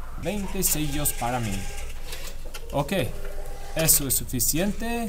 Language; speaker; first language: Spanish; non-native, fluent; English